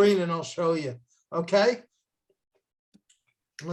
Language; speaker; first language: English; native; English